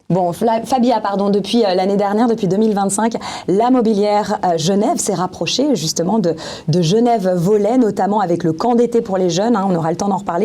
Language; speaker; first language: French; native; French